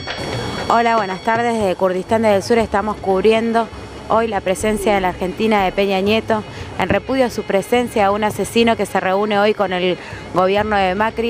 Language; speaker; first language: Spanish; native; Spanish